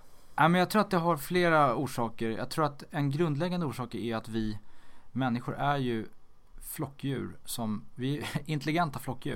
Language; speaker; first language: Swedish; native; Swedish